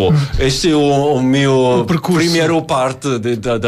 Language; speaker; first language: Portuguese; non-native, learner; German